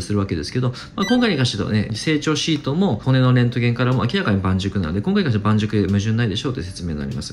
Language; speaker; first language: Japanese; native; Japanese